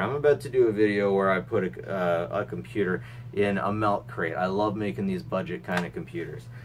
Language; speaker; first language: English; native; English